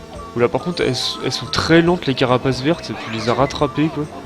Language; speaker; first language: French; native; French